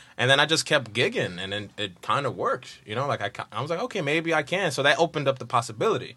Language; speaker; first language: English; native; English